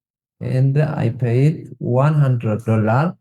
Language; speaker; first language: English; non-native, learner; Tigrinya